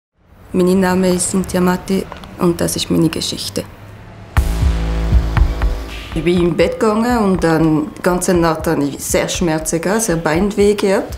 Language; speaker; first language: German; non-native, local second language; French